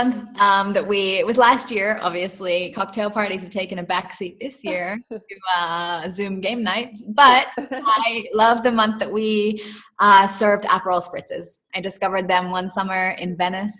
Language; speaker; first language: English; native; English